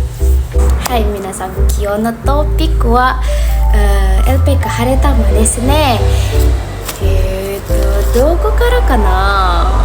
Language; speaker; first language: Japanese; non-native, learner; Indonesian